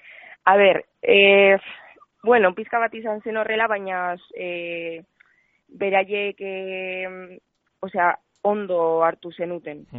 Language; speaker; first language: Basque; non-native, local second language; Spanish